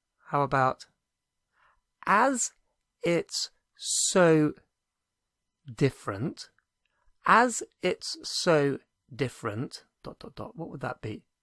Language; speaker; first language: English; native; English